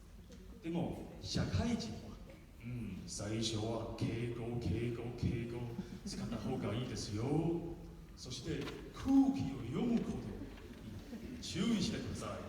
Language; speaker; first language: Japanese; non-native, learner; Min Nan Chinese